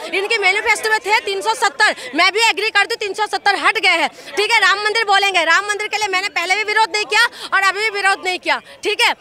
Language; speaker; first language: Hindi; non-native, local second language; Assamese